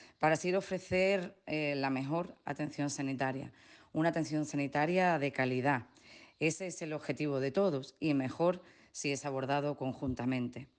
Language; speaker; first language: Spanish; native; Spanish